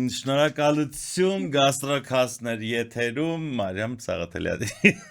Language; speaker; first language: Armenian; native; Armenian